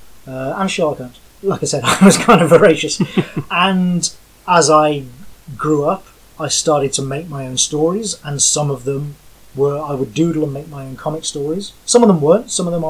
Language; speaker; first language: English; native; English